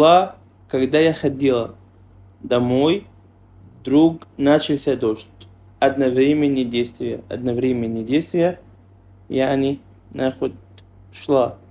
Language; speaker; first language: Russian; non-native, fluent; Arabic